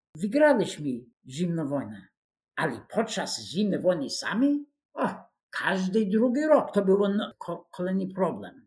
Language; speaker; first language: Polish; non-native, fluent; English